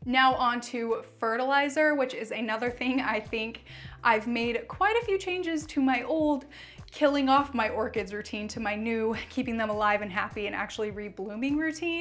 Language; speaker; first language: English; native; English